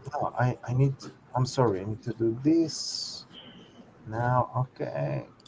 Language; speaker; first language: English; non-native, fluent; Spanish